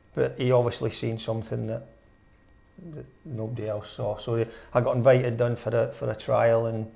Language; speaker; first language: English; native; English